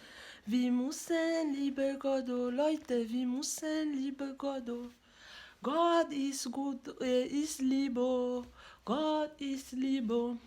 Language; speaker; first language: German; non-native, learner; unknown